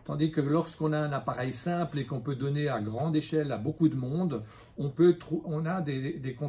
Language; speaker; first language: French; native; French